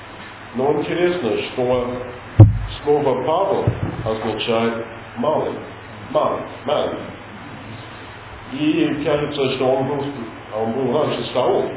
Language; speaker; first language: Russian; non-native, learner; English